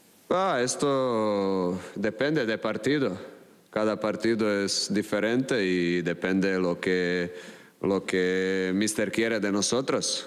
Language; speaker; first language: Spanish; non-native, fluent; Croatian